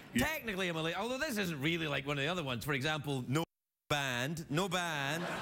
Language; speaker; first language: English; native; English